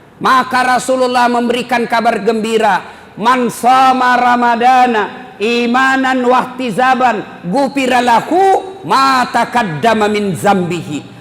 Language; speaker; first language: Indonesian; non-native, local second language; Buginese